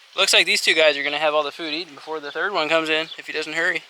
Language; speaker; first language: English; native; English